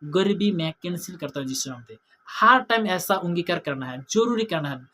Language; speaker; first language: Hindi; non-native, local second language; Bangla